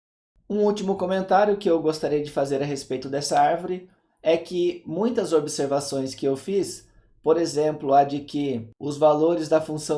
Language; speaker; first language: Portuguese; native; Portuguese